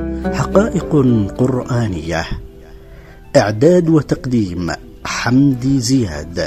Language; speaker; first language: Arabic; native; Arabic